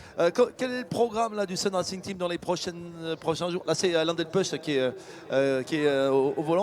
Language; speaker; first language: French; native; French